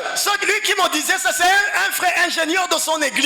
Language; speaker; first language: French; non-native, local second language; Rundi